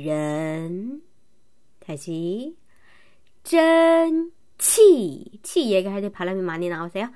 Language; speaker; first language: Korean; non-native, fluent; Chinese